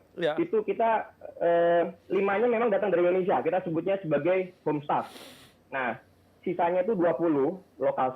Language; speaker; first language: Indonesian; native; Indonesian